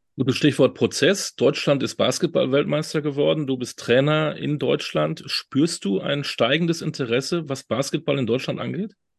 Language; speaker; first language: German; native; German